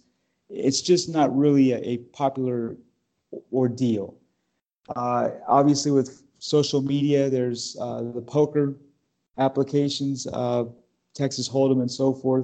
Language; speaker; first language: English; native; English